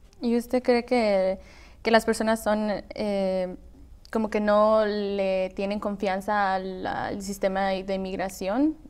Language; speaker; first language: Spanish; early bilingual, heritage; Spanish